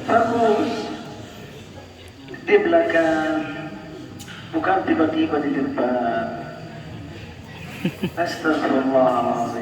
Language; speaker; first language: Indonesian; non-native, learner; Arabic